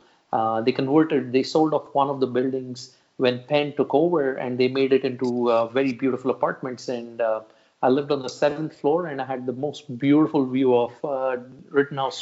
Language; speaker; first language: English; non-native, local second language; Marathi